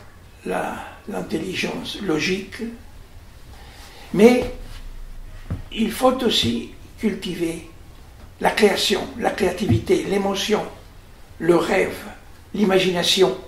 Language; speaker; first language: French; non-native, fluent; Italian